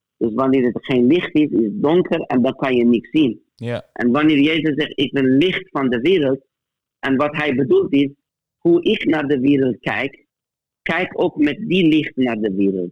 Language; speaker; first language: Dutch; non-native, fluent; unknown